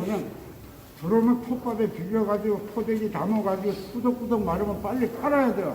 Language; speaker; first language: Korean; native; Korean